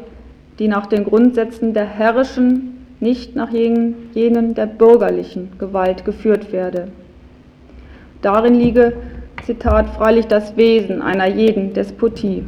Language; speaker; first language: German; native; German